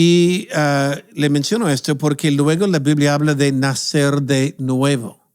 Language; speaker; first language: Spanish; non-native, fluent; English